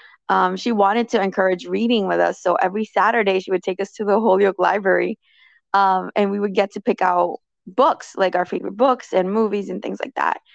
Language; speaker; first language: English; early bilingual, other home language; Spanish